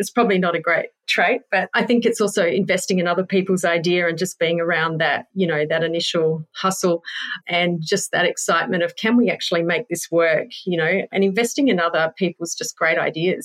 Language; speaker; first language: English; native; English